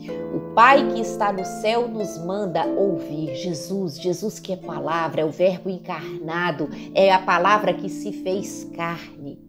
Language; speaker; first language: Portuguese; native; Portuguese